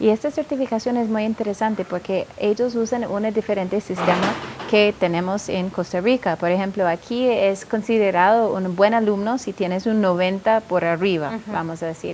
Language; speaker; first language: Spanish; non-native, fluent; English